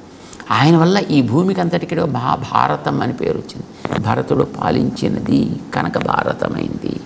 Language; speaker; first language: Telugu; native; Telugu